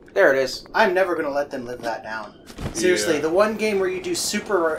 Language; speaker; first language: English; native; English